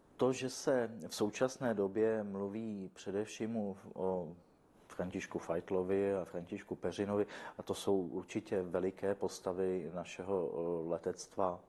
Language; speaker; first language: Czech; native; Czech